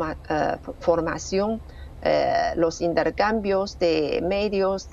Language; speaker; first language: Spanish; non-native, fluent; Chinese